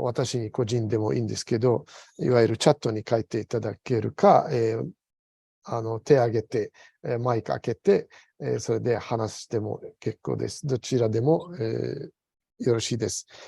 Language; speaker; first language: Japanese; non-native, fluent; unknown